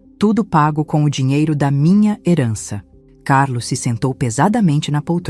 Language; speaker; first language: Portuguese; native; Portuguese